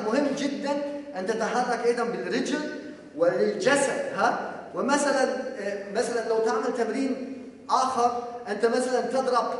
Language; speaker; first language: Arabic; non-native, fluent; Polish